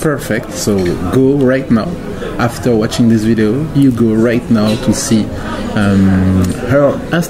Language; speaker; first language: English; non-native, learner; French